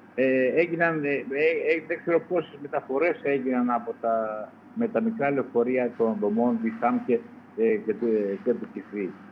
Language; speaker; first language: Greek; native; Greek